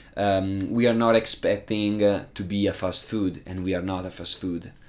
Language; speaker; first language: English; non-native, fluent; Italian